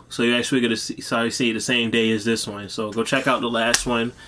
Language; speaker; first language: English; native; English